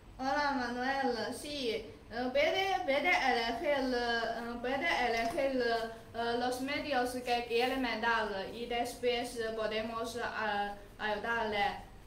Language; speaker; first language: Spanish; non-native, learner; Chinese